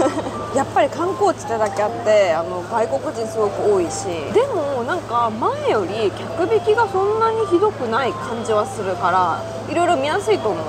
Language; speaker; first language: Japanese; native; Japanese